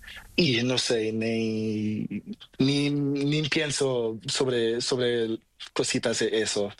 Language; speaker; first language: Spanish; non-native, learner; Portuguese